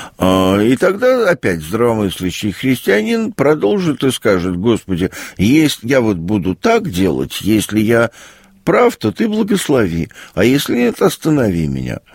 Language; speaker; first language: Russian; native; Russian